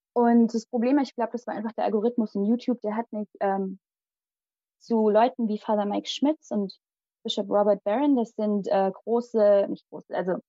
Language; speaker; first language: German; early bilingual, other home language; Malayalam